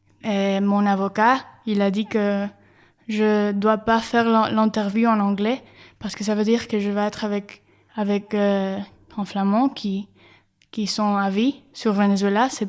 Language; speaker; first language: French; non-native, learner; Spanish